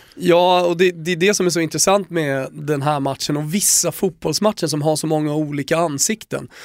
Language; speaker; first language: Swedish; native; Swedish